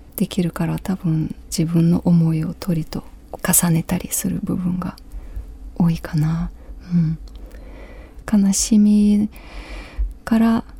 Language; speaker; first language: Japanese; non-native, fluent; Ukrainian